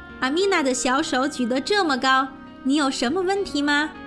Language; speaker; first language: Chinese; native; Chinese